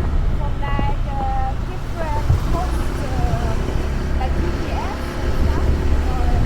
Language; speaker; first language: English; non-native, fluent; German